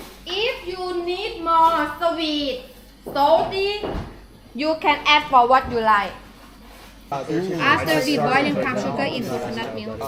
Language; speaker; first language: English; non-native, learner; Thai